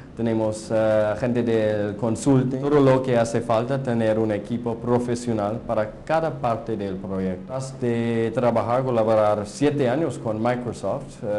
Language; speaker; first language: Spanish; non-native, learner; English